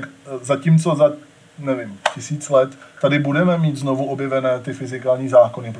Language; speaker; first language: Czech; native; Czech